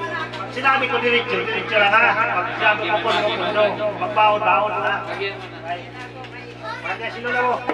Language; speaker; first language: Filipino; non-native, local second language; Bikol